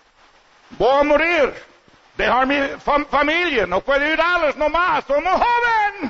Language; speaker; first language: Spanish; non-native, learner; English